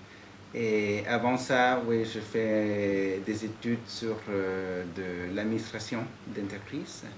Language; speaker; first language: French; non-native, fluent; Spanish